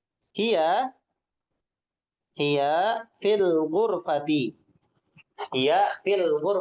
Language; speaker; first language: Arabic; non-native, fluent; Indonesian